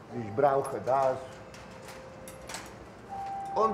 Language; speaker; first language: German; non-native, learner; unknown